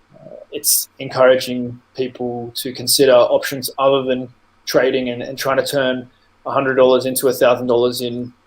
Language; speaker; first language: English; native; English